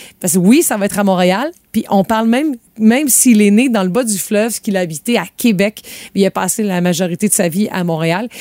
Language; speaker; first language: French; native; French